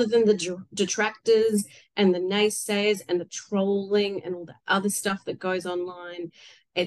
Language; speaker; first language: English; native; English